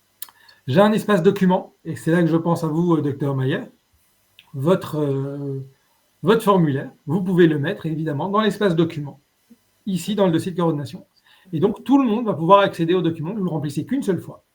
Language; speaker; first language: French; native; French